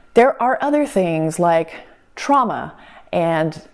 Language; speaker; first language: English; native; English